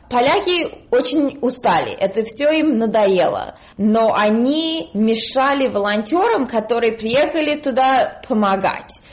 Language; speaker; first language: Russian; early bilingual, heritage; Russian